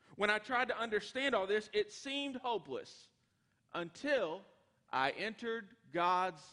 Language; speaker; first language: English; native; English